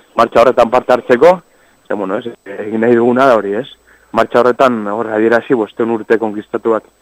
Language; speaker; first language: Basque; non-native, local second language; Spanish